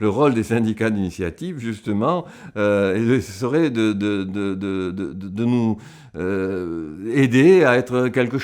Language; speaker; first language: French; native; French